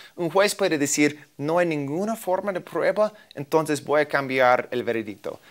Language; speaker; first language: Spanish; non-native, fluent; English